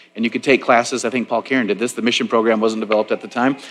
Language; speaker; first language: English; native; English